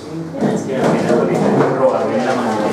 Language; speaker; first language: Spanish; native; Spanish